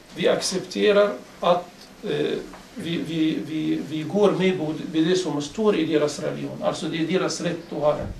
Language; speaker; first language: Swedish; non-native, fluent; Arabic